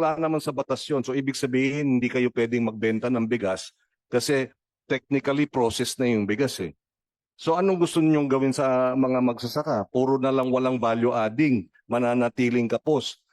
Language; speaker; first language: Filipino; native; Filipino